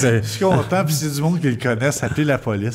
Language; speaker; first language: French; native; French